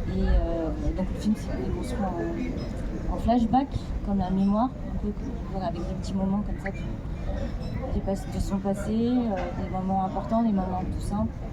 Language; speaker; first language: French; native; French